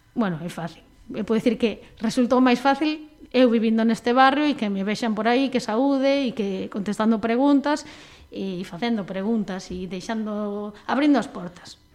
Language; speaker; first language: Galician; native; Galician